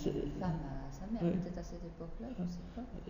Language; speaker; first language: French; native; French